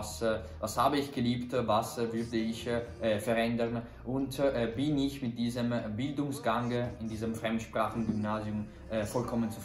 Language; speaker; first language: German; non-native, fluent; Italian